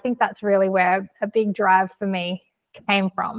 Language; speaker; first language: English; native; English